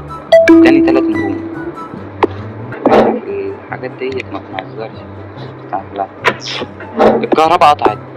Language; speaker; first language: Arabic; native; Arabic